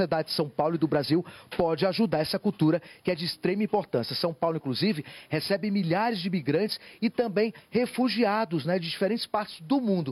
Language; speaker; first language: Portuguese; native; Portuguese